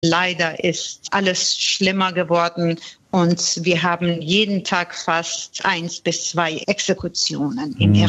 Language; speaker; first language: German; non-native, fluent; Persian